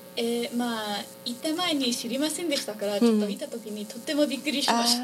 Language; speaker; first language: Japanese; early bilingual, heritage; English